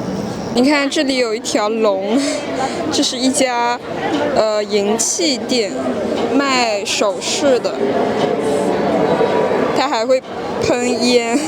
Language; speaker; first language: Chinese; non-native, fluent; French